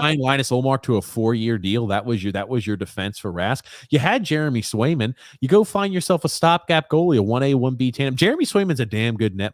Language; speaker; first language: English; native; English